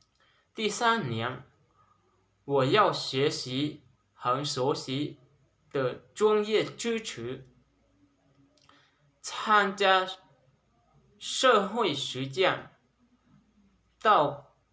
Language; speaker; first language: Chinese; non-native, learner; Lao